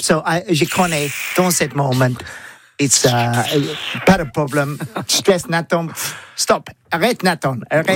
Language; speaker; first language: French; non-native, learner; English